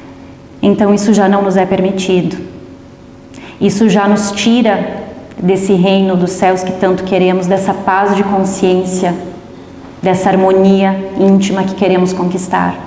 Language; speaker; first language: Portuguese; native; Portuguese